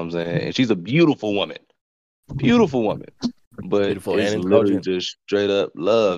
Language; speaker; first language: English; native; English